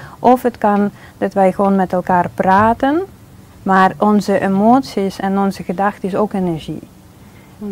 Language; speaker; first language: Dutch; non-native, fluent; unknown